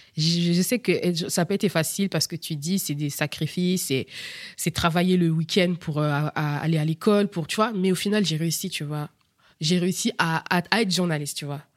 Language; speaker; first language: French; early bilingual, other home language; Bambara